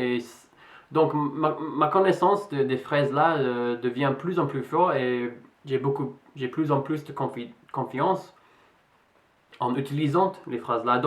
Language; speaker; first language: French; non-native, fluent; English